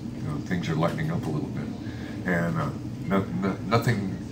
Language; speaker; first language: English; native; English